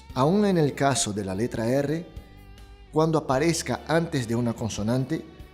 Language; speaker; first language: Spanish; non-native, fluent; Portuguese